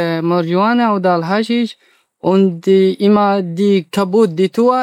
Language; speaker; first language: German; non-native, learner; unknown